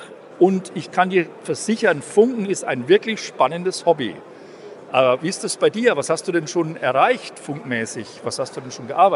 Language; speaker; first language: German; native; German